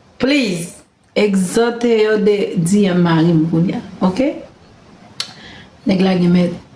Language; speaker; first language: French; non-native, learner; Haitian Creole